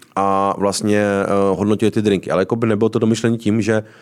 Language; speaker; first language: Czech; native; Czech